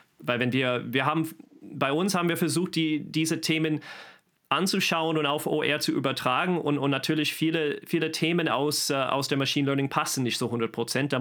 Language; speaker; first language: German; non-native, fluent; English